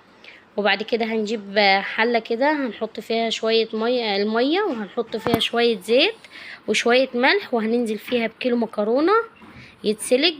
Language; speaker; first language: Arabic; native; Arabic